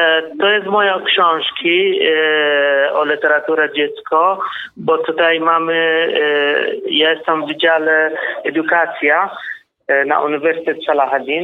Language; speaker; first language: Polish; non-native, learner; Kurdish